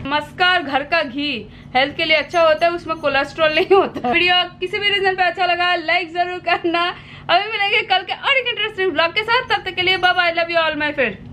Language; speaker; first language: Hindi; non-native, local second language; Bangla